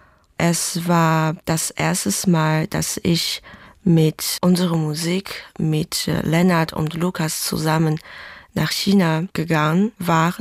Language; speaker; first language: German; non-native, fluent; Chinese